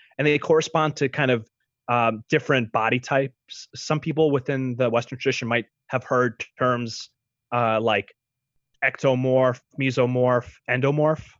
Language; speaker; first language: English; early bilingual, other home language; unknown